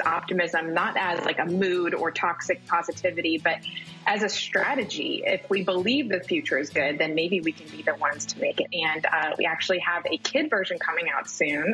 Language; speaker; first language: English; native; English